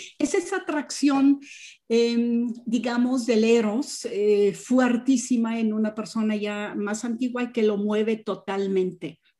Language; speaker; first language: Spanish; non-native, fluent; German